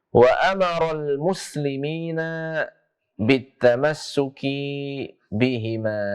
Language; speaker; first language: Arabic; non-native, fluent; Indonesian